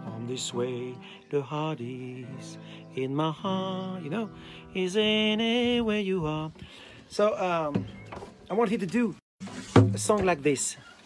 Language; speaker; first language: English; non-native, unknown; French